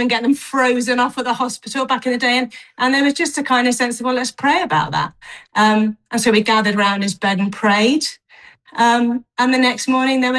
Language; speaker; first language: English; native; English